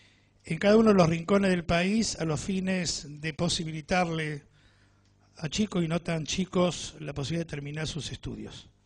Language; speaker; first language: Spanish; native; Spanish